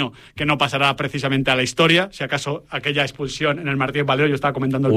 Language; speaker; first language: Spanish; native; Spanish